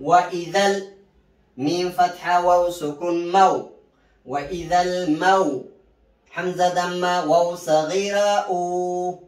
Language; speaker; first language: Arabic; non-native, fluent; Oromo